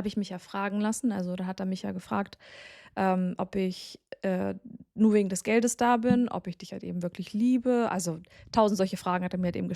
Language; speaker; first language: German; native; German